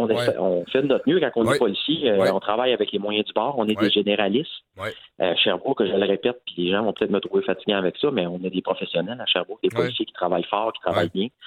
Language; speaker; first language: French; native; French